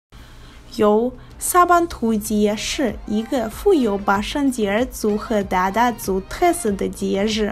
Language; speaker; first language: Chinese; non-native, learner; Russian